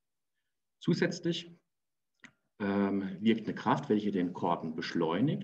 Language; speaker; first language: German; native; German